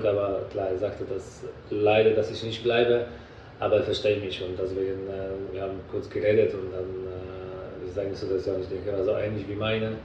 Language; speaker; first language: German; non-native, fluent; Polish